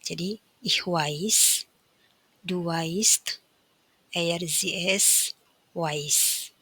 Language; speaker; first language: German; non-native, fluent; Indonesian